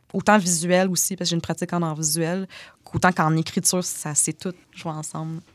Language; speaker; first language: French; native; French